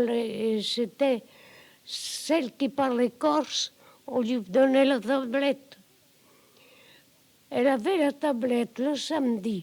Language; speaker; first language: French; non-native, local second language; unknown